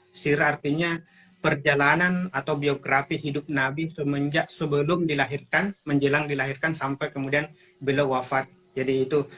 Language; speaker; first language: Indonesian; non-native, local second language; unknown